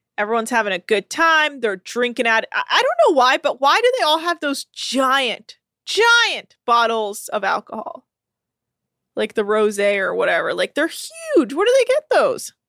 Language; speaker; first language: English; native; English